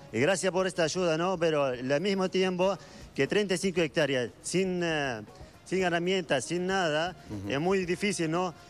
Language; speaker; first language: Spanish; non-native, learner; Arabic